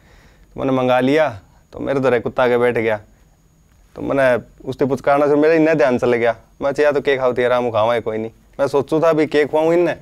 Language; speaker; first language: Hindi; native; Hindi